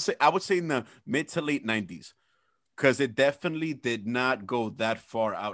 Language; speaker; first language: English; early bilingual, other home language; Spanish